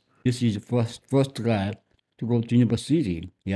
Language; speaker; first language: English; non-native, learner; Korean